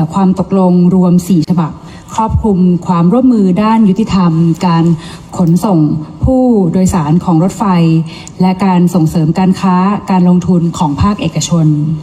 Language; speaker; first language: Thai; native; Thai